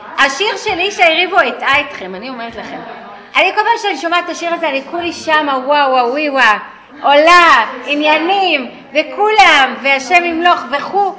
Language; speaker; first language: Hebrew; early bilingual, other home language; English